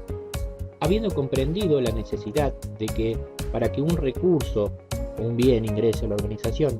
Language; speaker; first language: Spanish; native; Spanish